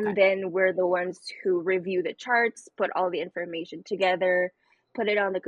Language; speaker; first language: English; non-native, local second language; Filipino